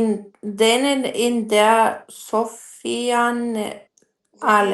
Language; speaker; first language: German; non-native, learner; Macedonian